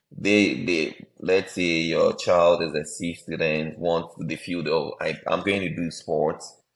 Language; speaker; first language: English; non-native, local second language; Akan